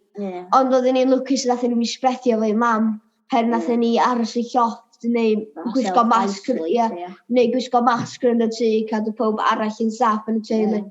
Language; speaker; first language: Welsh; native; Welsh